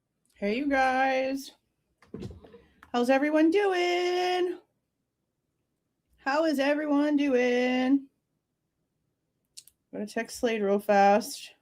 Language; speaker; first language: English; native; English